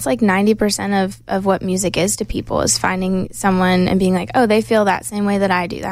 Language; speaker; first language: English; native; English